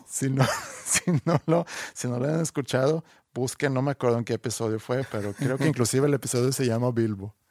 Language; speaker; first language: Spanish; non-native, fluent; Swedish